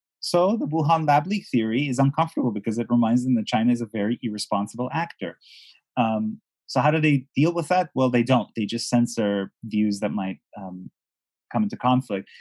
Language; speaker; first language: English; non-native, fluent; Persian